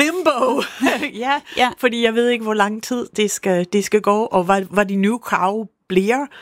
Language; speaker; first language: Danish; non-native, fluent; English